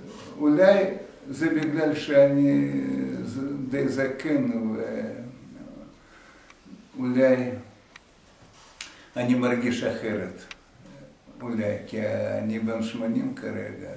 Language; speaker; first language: Hebrew; non-native, fluent; Russian